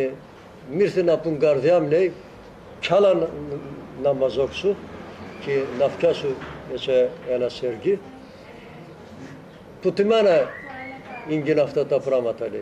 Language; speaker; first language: Greek; early bilingual, heritage; Greek